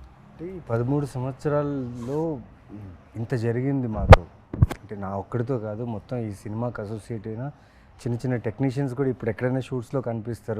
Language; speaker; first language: Telugu; native; Telugu